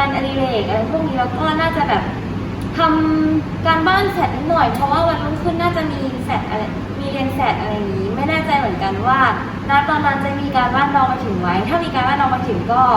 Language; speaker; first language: Thai; native; Thai